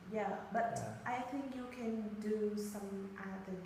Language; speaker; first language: English; non-native, learner; Vietnamese